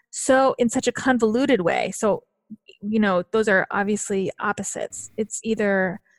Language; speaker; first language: English; native; English